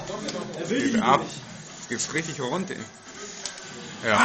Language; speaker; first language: German; native; German